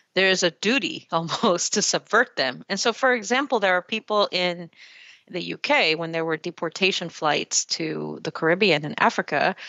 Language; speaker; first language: English; early bilingual, other home language; Spanish